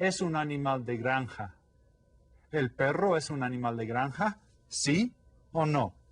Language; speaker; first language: Spanish; non-native, fluent; English